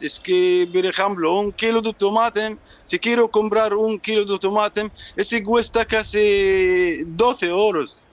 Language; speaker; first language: Spanish; non-native, learner; Arabic